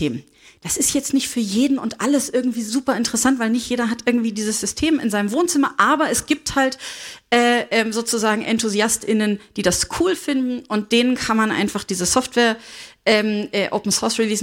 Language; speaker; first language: German; native; German